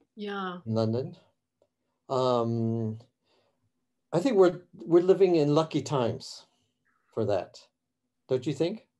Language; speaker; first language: English; early bilingual, other home language; Cantonese